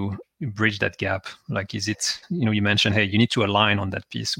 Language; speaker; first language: English; non-native, fluent; French